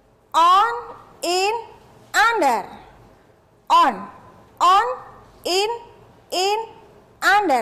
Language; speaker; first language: English; non-native, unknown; Indonesian